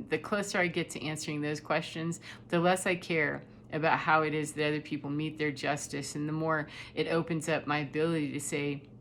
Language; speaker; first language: English; native; English